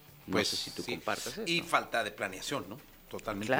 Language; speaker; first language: Spanish; native; Spanish